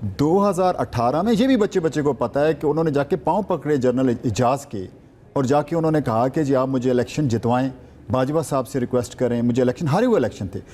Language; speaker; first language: Urdu; non-native, local second language; Saraiki